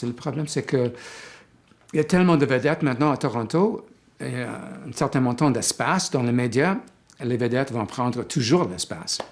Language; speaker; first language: French; non-native, fluent; English